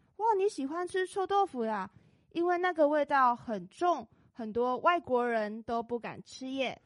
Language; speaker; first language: Chinese; native; Chinese